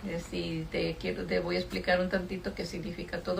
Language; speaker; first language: Spanish; native; Spanish